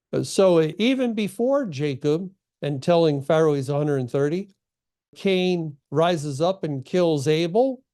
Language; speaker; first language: English; native; English